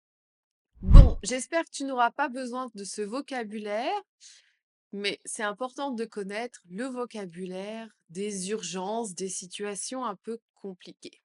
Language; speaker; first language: French; native; French